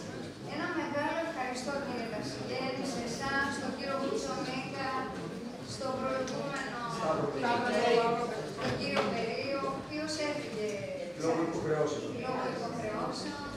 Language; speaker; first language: Greek; native; Greek